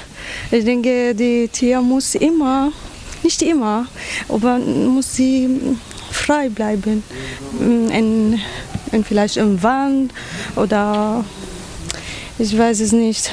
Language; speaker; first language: German; non-native, learner; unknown